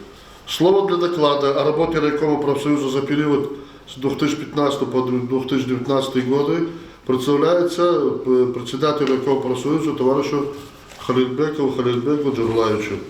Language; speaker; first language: Russian; non-native, local second language; Lezghian